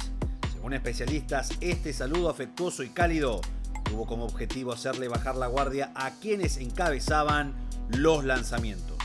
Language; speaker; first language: Spanish; native; Spanish